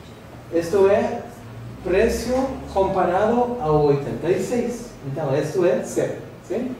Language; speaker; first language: Portuguese; non-native, fluent; English